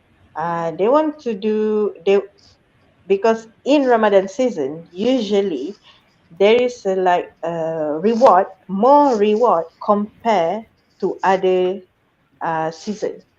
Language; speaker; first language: English; non-native, fluent; Malay